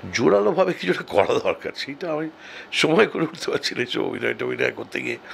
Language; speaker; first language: Bangla; native; Bangla